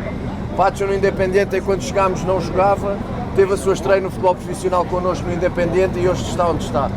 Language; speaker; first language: Portuguese; native; Portuguese